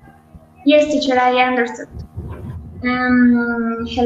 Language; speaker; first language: English; non-native, learner; Spanish